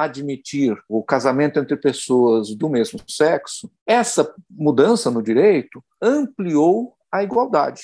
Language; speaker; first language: Portuguese; native; Portuguese